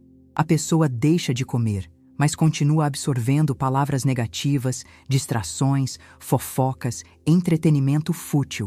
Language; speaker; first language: Portuguese; native; Portuguese